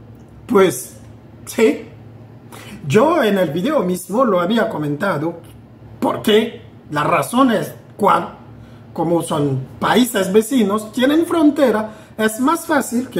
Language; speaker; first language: Spanish; non-native, fluent; Haitian Creole